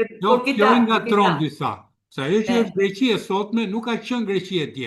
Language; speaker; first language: Albanian; native; Albanian